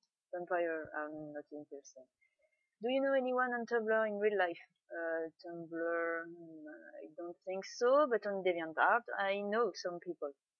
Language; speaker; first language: English; non-native, fluent; French